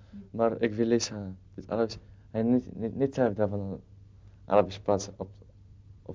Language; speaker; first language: Dutch; non-native, learner; Arabic